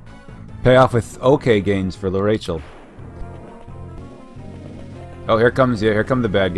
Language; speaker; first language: English; native; English